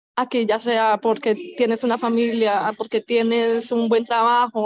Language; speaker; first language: Spanish; native; Spanish